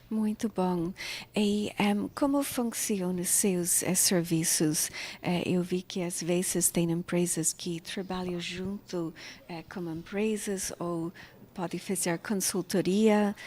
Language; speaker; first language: Portuguese; non-native, learner; English